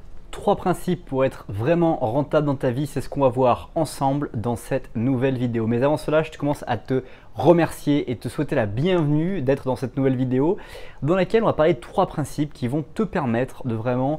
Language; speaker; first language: French; native; French